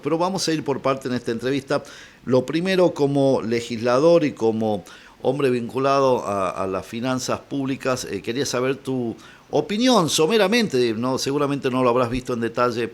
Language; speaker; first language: Spanish; native; Spanish